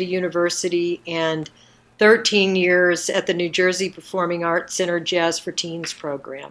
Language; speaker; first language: English; native; English